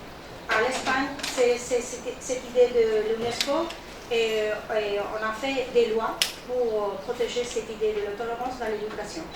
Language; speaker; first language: French; non-native, learner; Spanish